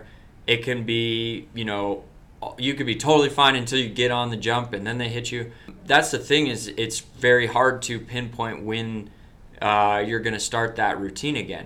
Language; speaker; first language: English; native; English